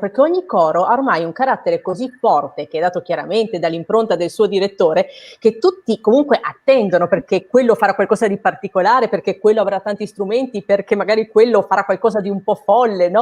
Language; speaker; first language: Italian; native; Italian